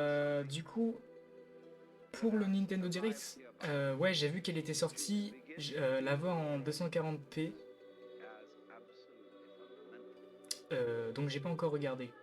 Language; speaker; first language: French; native; French